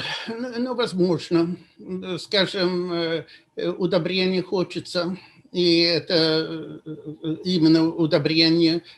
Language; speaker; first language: Russian; non-native, fluent; Swedish